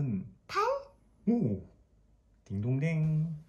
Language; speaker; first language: Korean; native; Korean